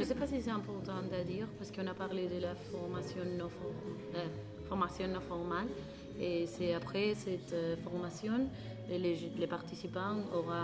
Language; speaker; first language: French; non-native, learner; Spanish